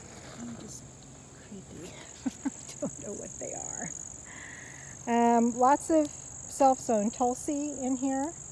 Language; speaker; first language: English; native; English